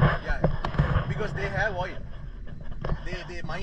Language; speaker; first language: English; non-native, local second language; Sinhala